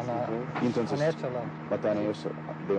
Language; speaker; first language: Spanish; non-native, fluent; English